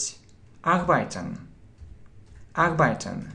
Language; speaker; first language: German; non-native, fluent; Russian